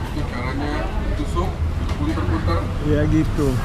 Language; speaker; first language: Indonesian; non-native, learner; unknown